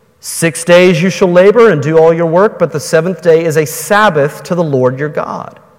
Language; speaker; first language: English; native; English